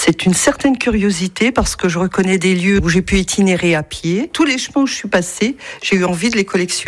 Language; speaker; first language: French; native; French